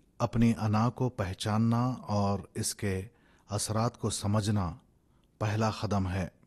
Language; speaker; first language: Urdu; native; Urdu